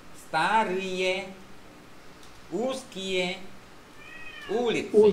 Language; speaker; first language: Russian; non-native, fluent; Vietnamese